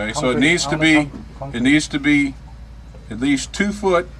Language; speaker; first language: English; native; English